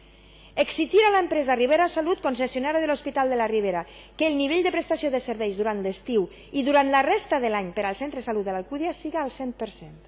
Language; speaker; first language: Catalan; native; Catalan